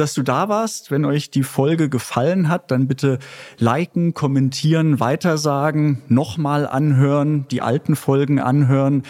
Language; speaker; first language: German; native; German